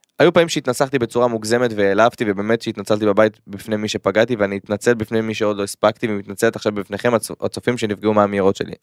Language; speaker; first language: Hebrew; native; Hebrew